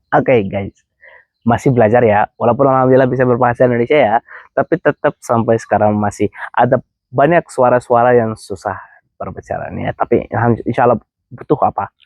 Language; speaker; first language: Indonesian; non-native, fluent; Arabic